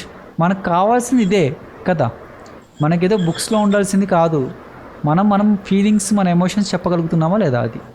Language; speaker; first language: Telugu; native; Telugu